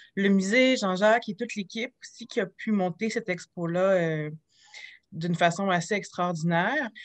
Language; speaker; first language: French; native; French